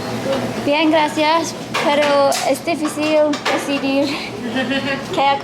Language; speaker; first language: Spanish; non-native, learner; English